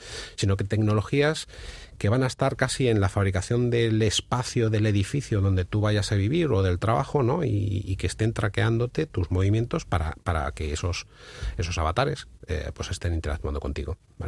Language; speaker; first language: Spanish; native; Spanish